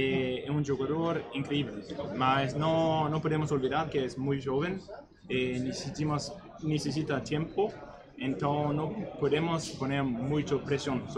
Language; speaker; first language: Portuguese; non-native, learner; Spanish